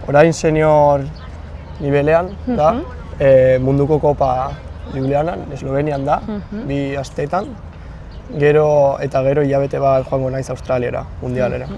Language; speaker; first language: Basque; non-native, local second language; Spanish